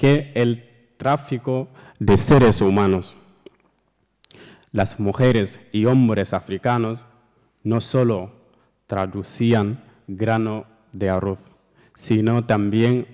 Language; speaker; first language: Spanish; non-native, learner; Fula